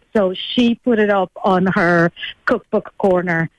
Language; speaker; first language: English; non-native, fluent; Spanish